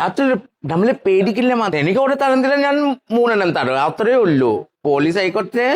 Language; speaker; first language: Malayalam; non-native, local second language; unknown